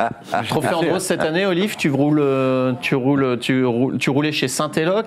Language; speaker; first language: French; native; French